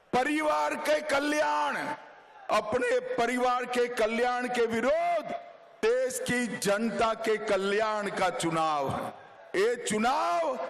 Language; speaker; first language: Hindi; non-native, local second language; Gujarati